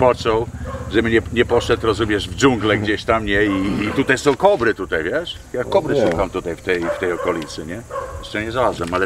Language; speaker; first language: Polish; early bilingual, heritage; Polish